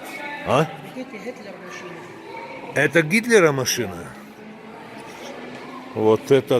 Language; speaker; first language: Russian; native; Russian